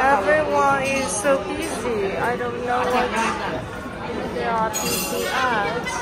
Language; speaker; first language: English; non-native, learner; Chinese